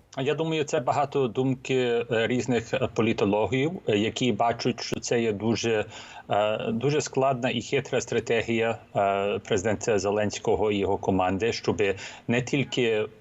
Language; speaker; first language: Ukrainian; early bilingual, heritage; Ukrainian